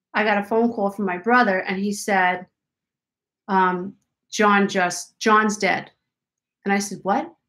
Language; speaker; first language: English; native; English